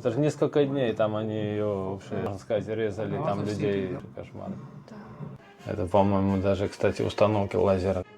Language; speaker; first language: Russian; native; Russian